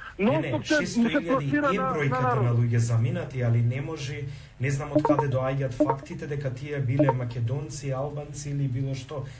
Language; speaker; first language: Macedonian; early bilingual, heritage; Macedonian